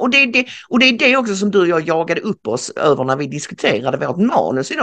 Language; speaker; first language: Swedish; native; Swedish